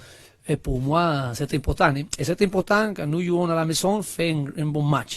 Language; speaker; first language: French; non-native, learner; Spanish